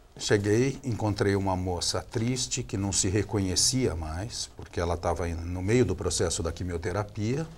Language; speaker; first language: Portuguese; native; Portuguese